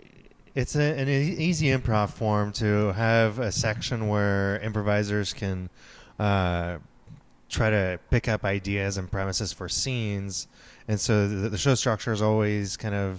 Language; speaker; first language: English; non-native, fluent; French